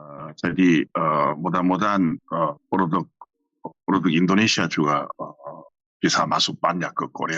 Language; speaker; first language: Indonesian; non-native, fluent; Korean